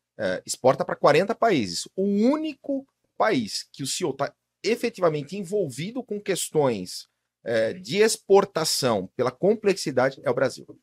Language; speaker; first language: Portuguese; native; Portuguese